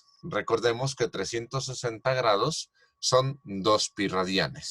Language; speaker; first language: Spanish; native; Spanish